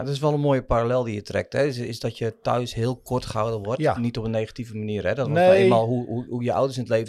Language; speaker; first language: Dutch; native; Dutch